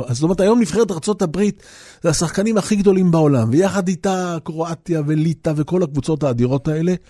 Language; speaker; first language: Hebrew; native; Hebrew